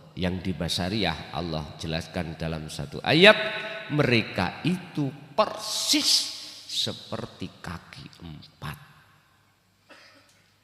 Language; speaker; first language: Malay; non-native, local second language; Javanese